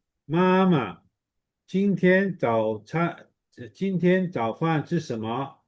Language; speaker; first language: Chinese; non-native, fluent; Indonesian